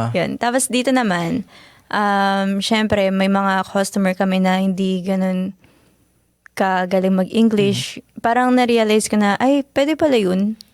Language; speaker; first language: Filipino; native; Filipino